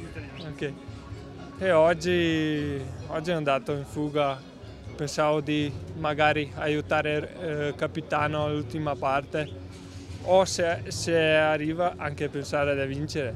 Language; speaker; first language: Italian; non-native, learner; Slovenian